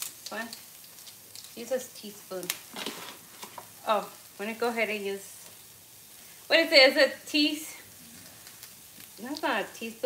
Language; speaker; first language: English; early bilingual, other home language; Spanish